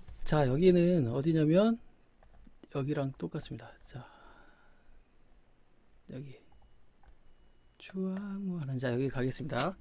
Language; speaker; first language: Korean; native; Korean